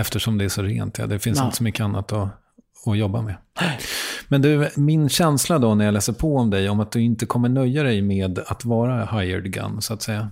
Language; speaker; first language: Swedish; native; Swedish